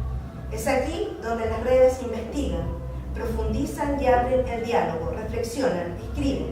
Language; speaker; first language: Spanish; native; Spanish